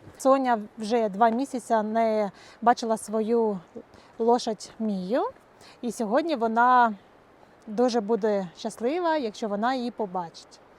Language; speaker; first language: Ukrainian; non-native, local second language; Russian